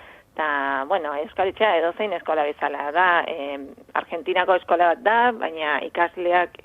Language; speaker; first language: Basque; non-native, fluent; Spanish